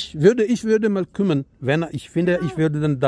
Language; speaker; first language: German; non-native, learner; Urdu